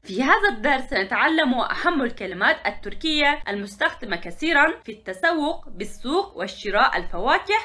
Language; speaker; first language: Arabic; non-native, fluent; Turkish